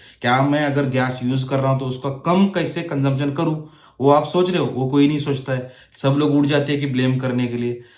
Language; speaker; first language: Hindi; non-native, local second language; Marathi